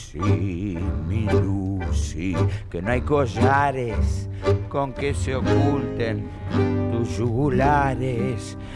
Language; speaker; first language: Spanish; native; Spanish